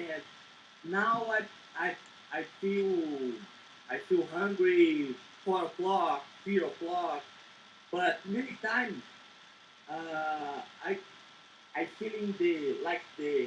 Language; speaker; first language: English; non-native, learner; Portuguese